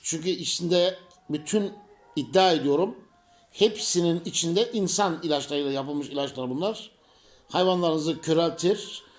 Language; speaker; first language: Turkish; native; Turkish